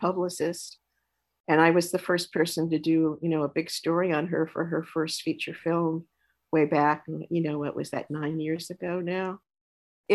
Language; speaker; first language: English; native; English